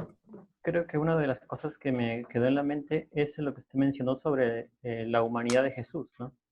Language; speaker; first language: Spanish; native; Spanish